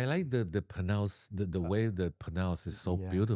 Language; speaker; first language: English; non-native, learner; Chinese